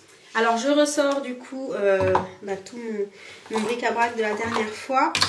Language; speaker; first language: French; native; French